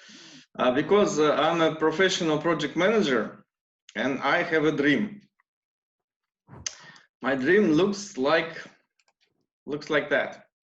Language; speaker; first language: English; non-native, learner; Russian